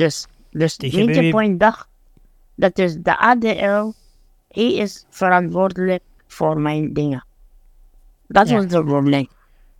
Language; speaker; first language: Dutch; non-native, fluent; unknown